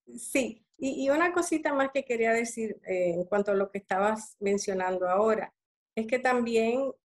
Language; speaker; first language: Spanish; early bilingual, other home language; English